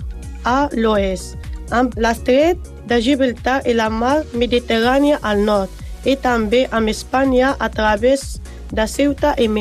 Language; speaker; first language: Catalan; non-native, learner; Spanish